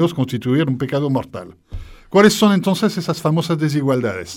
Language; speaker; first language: Spanish; native; Spanish